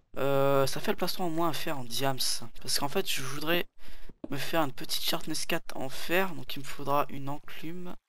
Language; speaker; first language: French; native; French